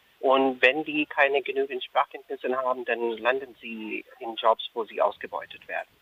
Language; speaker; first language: German; non-native, fluent; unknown